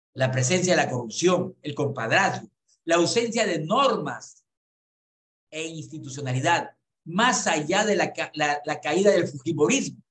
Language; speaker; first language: Spanish; native; Spanish